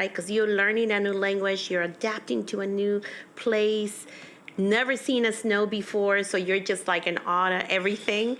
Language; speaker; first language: English; early bilingual, other home language; Spanish